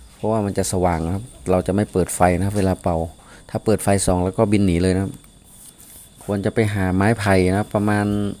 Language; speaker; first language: Thai; native; Thai